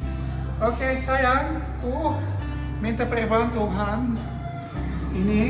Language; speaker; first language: Indonesian; non-native, learner; Dutch